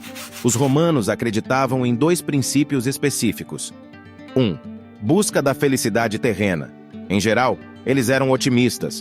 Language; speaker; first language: Portuguese; native; Portuguese